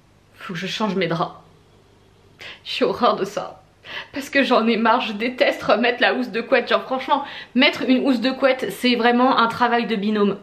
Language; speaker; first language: French; native; French